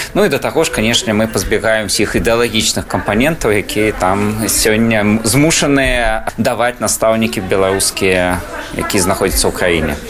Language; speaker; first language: Belarusian; native; Belarusian